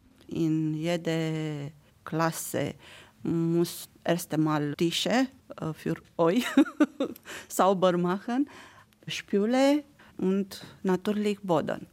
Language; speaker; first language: German; non-native, learner; Romanian